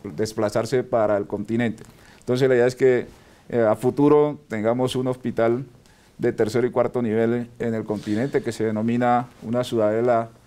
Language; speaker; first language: Spanish; native; Spanish